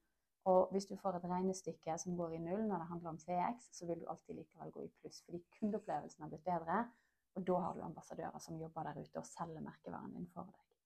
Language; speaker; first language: Norwegian; native; Norwegian